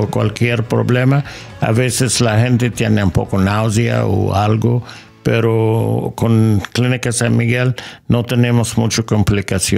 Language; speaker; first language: Spanish; non-native, learner; English